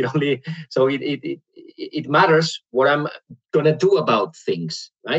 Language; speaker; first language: English; non-native, fluent; Spanish